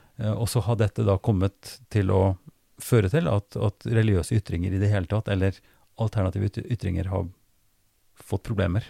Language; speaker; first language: Norwegian; native; Norwegian